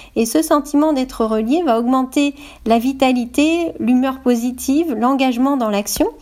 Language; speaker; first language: French; native; French